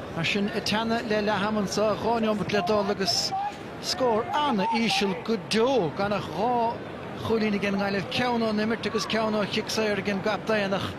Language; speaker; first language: Irish; native; Irish